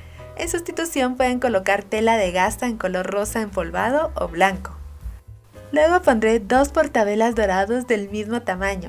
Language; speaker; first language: Spanish; native; Spanish